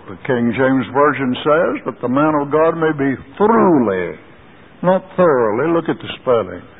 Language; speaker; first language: English; native; English